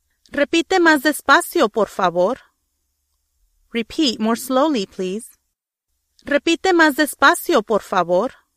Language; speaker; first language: Spanish; non-native, learner; English